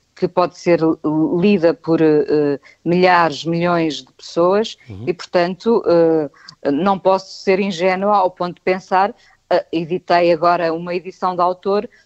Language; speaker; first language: Portuguese; native; Portuguese